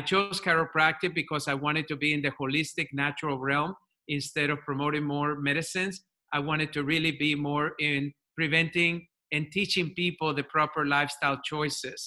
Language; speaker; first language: English; non-native, fluent; Spanish